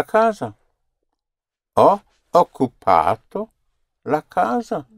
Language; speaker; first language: Italian; non-native, fluent; English